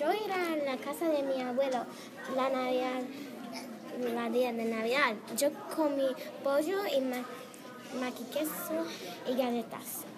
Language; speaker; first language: Spanish; non-native, learner; English